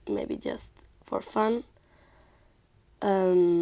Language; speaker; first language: English; non-native, learner; Spanish